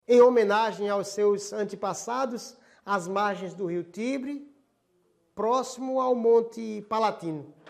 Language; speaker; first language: Portuguese; native; Portuguese